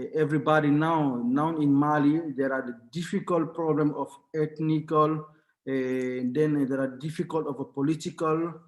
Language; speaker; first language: English; non-native, learner; Bambara